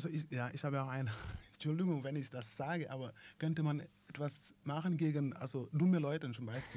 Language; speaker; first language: German; non-native, learner; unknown